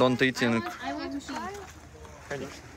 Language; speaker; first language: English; non-native, learner; Russian